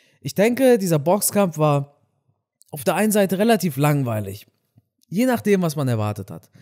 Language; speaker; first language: German; native; German